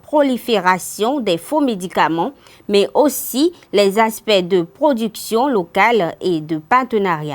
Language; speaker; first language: French; native; French